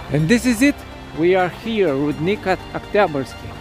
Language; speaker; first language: English; non-native, learner; Romanian